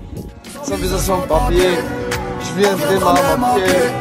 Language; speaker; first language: French; non-native, local second language; Arabic